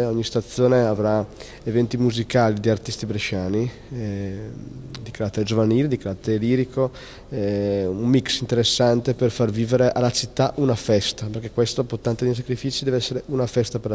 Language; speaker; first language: Italian; native; Italian